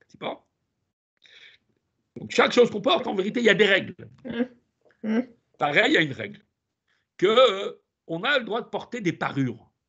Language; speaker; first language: French; native; French